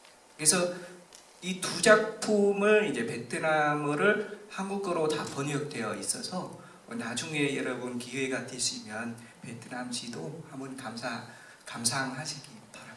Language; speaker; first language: Korean; non-native, fluent; Vietnamese